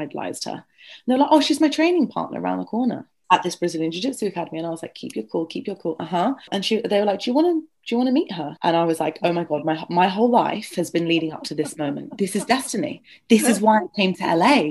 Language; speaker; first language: English; native; English